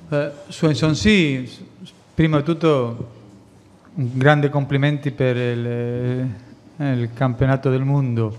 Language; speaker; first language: Italian; non-native, fluent; Spanish